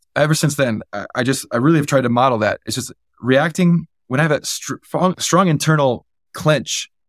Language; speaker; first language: English; native; English